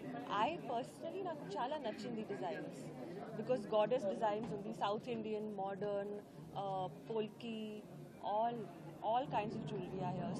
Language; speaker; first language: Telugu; non-native, local second language; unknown